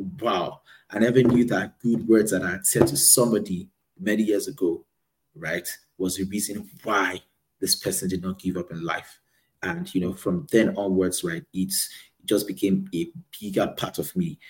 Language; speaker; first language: English; non-native, local second language; Yoruba